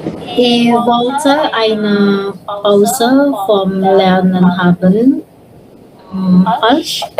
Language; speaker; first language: German; non-native, learner; Indonesian